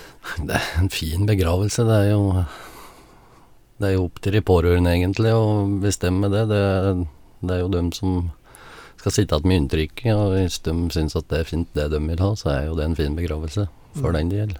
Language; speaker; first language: Norwegian; native; Norwegian